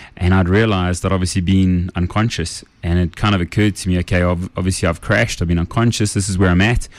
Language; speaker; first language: English; native; English